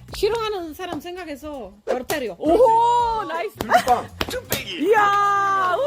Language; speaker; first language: Korean; non-native, learner; Czech